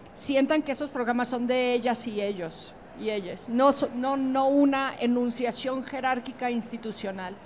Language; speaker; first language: Spanish; native; Spanish